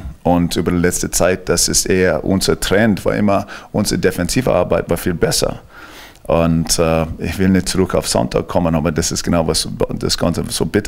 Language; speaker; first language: German; non-native, fluent; English